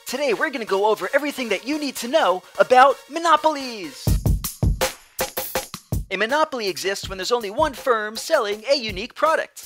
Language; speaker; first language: English; native; English